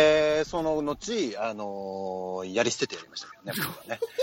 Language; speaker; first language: Japanese; native; Japanese